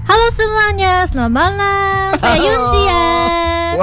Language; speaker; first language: Indonesian; non-native, learner; Korean